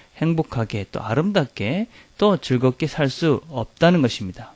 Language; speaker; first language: Korean; native; Korean